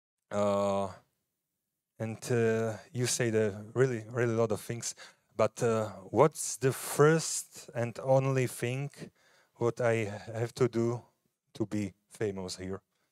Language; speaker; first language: English; non-native, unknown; Slovak